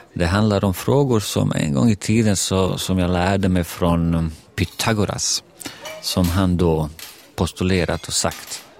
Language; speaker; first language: Swedish; non-native, fluent; Bosnian